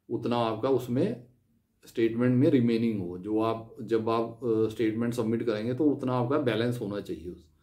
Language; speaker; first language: Hindi; non-native, local second language; Punjabi